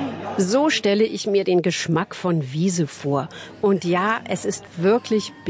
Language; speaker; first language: German; native; German